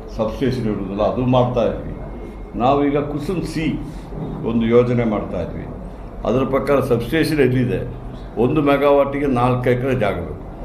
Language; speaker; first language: Kannada; non-native, local second language; Malayalam